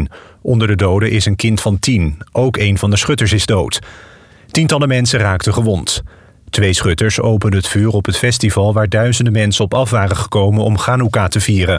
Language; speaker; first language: Dutch; native; Dutch